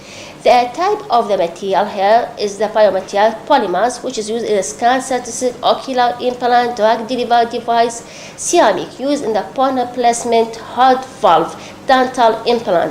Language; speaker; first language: English; non-native, local second language; Arabic